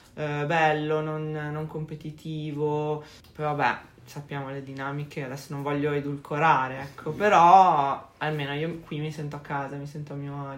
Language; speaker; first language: Italian; native; Italian